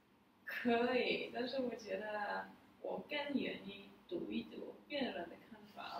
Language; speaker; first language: Chinese; non-native, learner; English